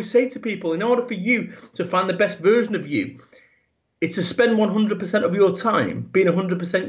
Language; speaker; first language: English; native; English